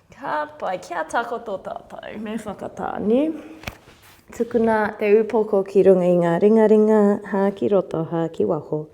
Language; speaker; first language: Māori; non-native, local second language; English